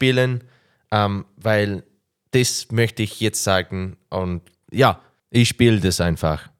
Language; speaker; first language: German; non-native, learner; English